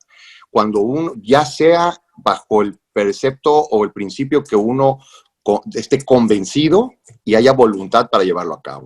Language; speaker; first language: Spanish; native; Spanish